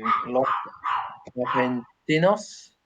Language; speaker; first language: Spanish; non-native, learner; English